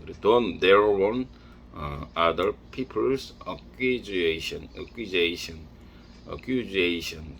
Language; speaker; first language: English; non-native, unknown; Korean